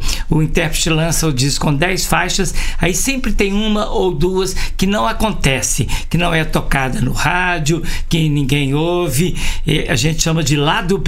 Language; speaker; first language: Portuguese; native; Portuguese